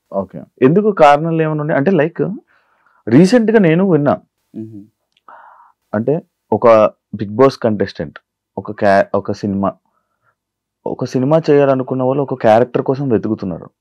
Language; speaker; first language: Telugu; native; Telugu